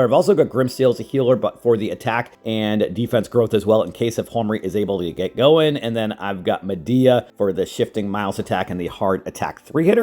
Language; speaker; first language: English; native; English